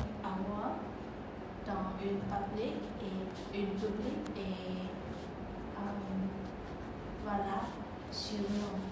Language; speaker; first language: French; non-native, learner; Khmer